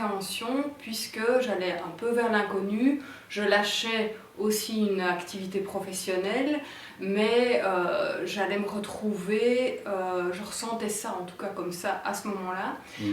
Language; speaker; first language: French; native; French